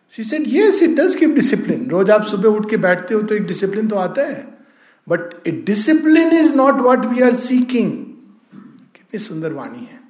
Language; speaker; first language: Hindi; native; Hindi